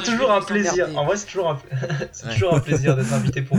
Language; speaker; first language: French; native; French